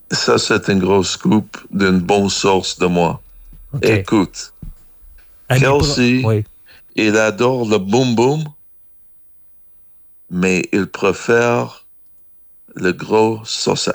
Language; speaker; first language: French; non-native, learner; English